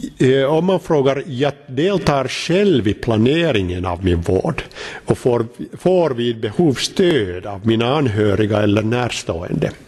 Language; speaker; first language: Swedish; non-native, local second language; Finnish